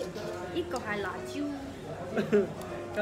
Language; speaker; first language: Cantonese; non-native, learner; Chinese